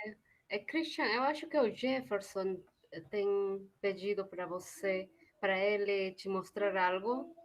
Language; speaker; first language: Portuguese; non-native, fluent; Spanish